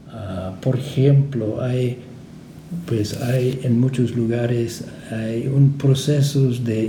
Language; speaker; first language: Spanish; non-native, fluent; English